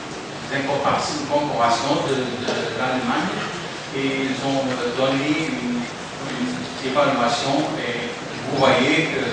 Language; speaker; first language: French; non-native, fluent; German